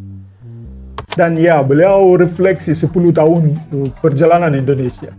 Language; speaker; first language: Indonesian; non-native, fluent; Russian